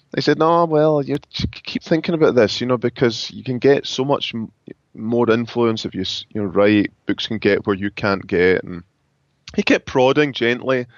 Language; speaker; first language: English; native; English